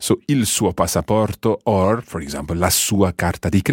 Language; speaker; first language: Italian; non-native, fluent; English